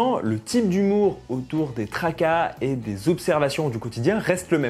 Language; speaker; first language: French; native; French